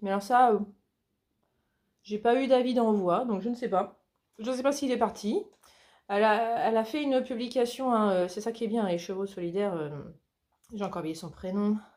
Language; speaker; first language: French; native; French